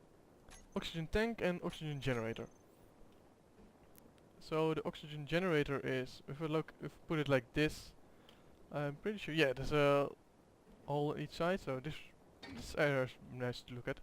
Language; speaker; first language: English; non-native, fluent; Dutch